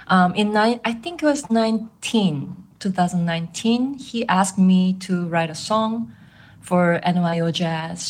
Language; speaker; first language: English; non-native, fluent; Korean